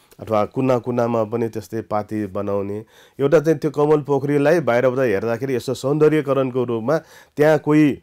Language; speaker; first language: Nepali; non-native, local second language; Newari